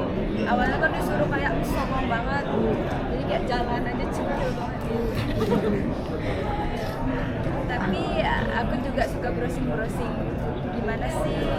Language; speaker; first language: Indonesian; non-native, local second language; Balinese